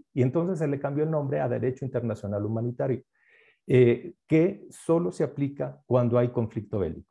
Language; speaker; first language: Spanish; native; Spanish